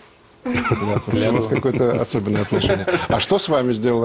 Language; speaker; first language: Russian; native; Russian